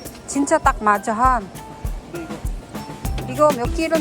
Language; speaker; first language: Korean; non-native, learner; Filipino